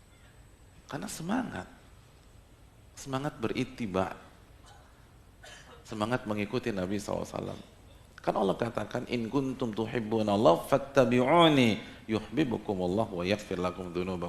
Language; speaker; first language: Indonesian; native; Indonesian